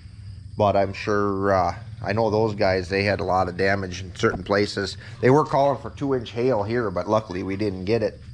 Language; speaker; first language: English; native; English